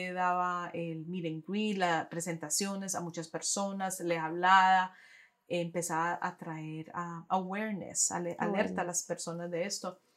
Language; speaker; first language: Spanish; early bilingual, heritage; Spanish